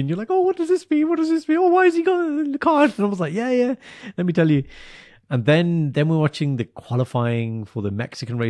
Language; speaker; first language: English; early bilingual, other home language; Punjabi